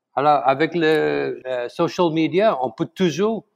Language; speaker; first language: French; non-native, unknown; Tamil